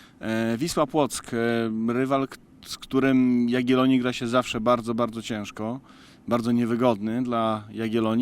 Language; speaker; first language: Polish; native; Polish